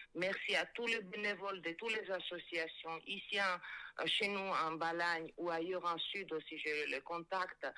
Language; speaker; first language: French; non-native, fluent; Georgian